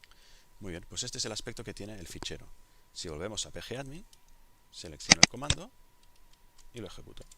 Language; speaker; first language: Spanish; native; Spanish